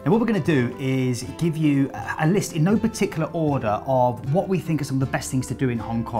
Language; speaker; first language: English; native; English